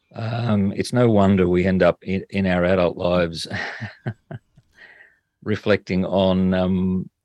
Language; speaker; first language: English; native; English